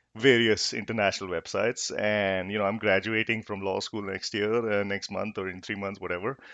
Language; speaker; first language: English; non-native, local second language; Hindi